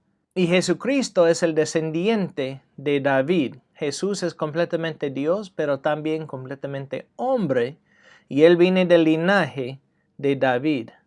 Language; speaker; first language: Spanish; non-native, fluent; English